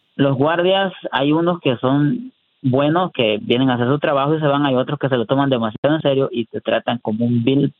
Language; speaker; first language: Spanish; early bilingual, heritage; Spanish